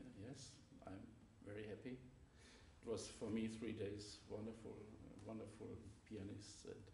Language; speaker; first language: English; non-native, fluent; German